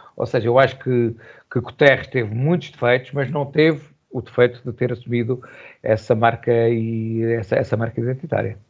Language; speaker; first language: Portuguese; native; Portuguese